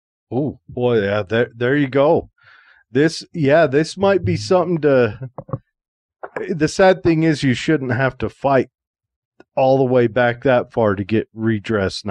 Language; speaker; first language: English; native; English